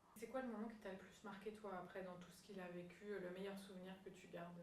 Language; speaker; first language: French; native; French